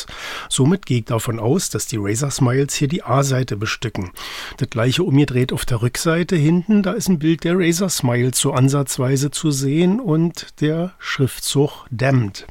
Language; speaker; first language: German; native; German